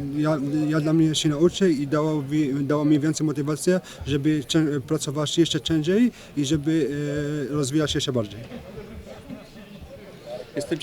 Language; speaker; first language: Polish; non-native, learner; French